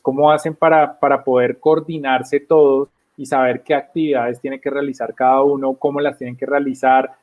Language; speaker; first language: Spanish; native; Spanish